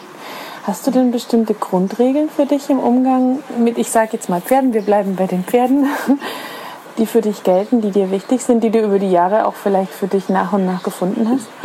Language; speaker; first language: German; native; German